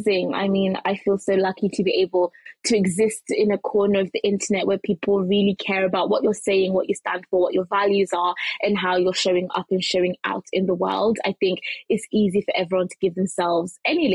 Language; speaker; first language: English; early bilingual, other home language; Shona